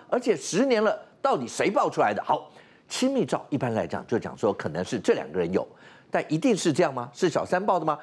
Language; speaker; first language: Chinese; native; Chinese